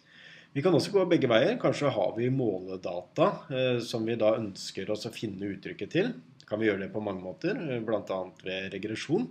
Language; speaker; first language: Norwegian; native; Norwegian